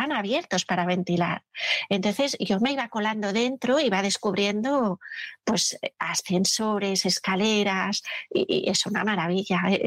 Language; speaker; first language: Spanish; native; Spanish